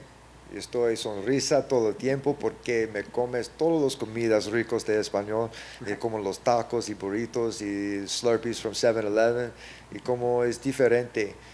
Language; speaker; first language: Spanish; non-native, learner; English